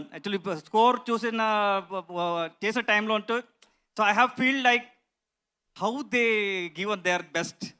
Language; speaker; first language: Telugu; non-native, learner; Kannada